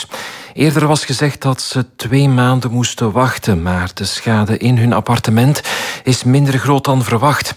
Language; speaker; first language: Dutch; native; Dutch